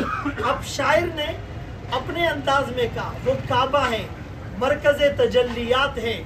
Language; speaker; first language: Urdu; native; Urdu